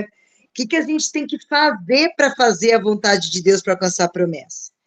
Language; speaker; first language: Portuguese; native; Portuguese